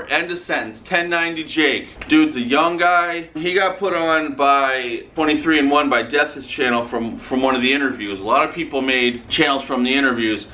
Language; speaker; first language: English; native; English